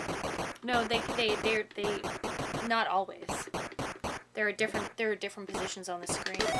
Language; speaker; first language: English; native; English